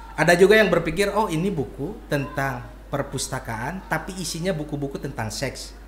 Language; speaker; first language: Indonesian; non-native, local second language; Sundanese